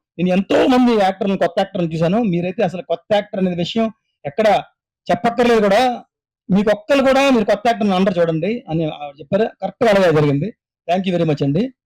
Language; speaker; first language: Telugu; native; Telugu